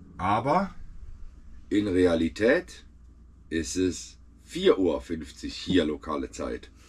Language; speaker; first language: German; early bilingual, other home language; Portuguese